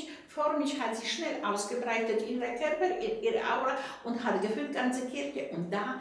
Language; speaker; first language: German; non-native, fluent; Polish